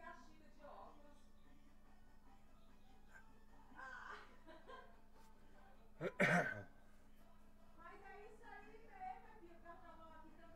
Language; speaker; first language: Portuguese; native; Portuguese